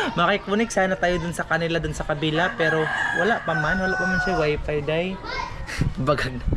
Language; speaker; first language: Filipino; non-native, local second language; Cebuano